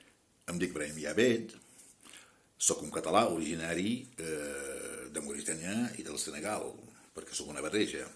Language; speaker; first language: Catalan; non-native, fluent; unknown